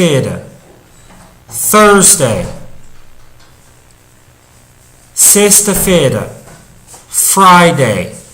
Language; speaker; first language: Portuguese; non-native, fluent; English